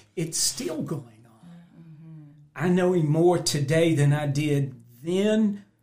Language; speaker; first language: English; native; English